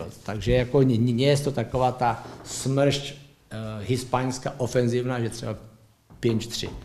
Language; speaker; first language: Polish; non-native, learner; Czech